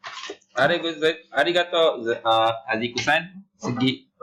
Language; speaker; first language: Japanese; non-native, learner; Malay